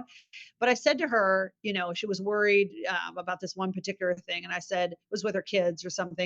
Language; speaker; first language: English; native; English